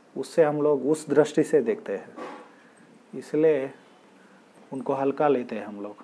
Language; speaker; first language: Hindi; non-native, local second language; Kannada